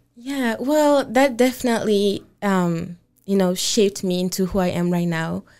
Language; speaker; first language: English; non-native, fluent; French